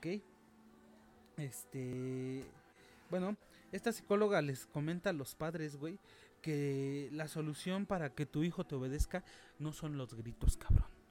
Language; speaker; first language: Spanish; native; Spanish